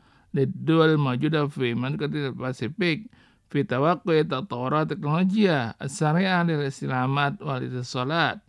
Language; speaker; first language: Arabic; non-native, fluent; Indonesian